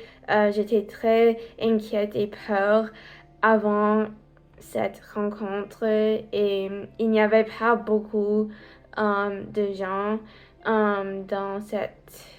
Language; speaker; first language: French; non-native, learner; English